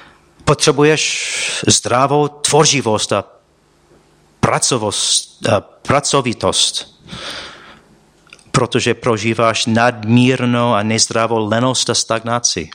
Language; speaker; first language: Czech; non-native, fluent; English